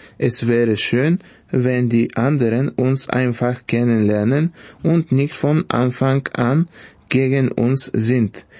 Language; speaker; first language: German; non-native, fluent; Bulgarian